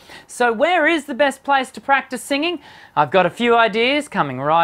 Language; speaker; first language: English; native; English